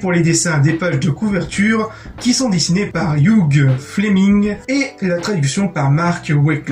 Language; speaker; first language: French; native; French